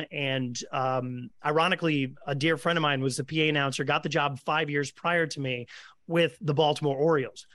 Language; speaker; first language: English; native; English